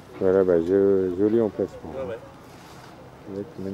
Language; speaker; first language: French; native; French